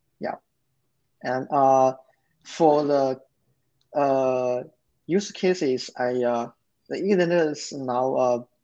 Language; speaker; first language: English; non-native, learner; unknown